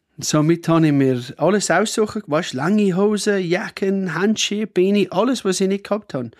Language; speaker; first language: German; non-native, fluent; English